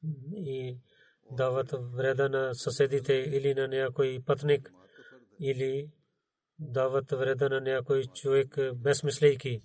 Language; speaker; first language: Bulgarian; non-native, learner; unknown